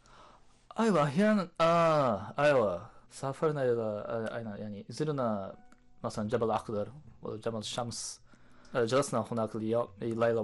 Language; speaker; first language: Arabic; non-native, learner; Japanese